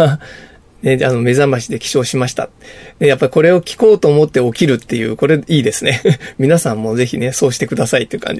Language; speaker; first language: Japanese; native; Japanese